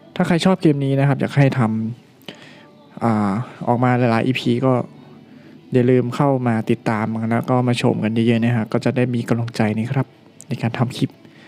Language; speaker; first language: Thai; native; Thai